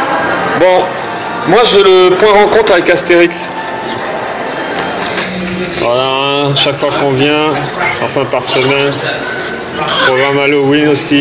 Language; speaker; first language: French; native; French